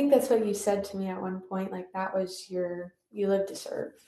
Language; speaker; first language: English; native; English